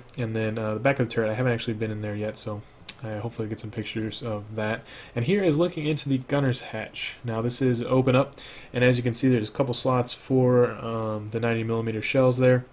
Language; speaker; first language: English; native; English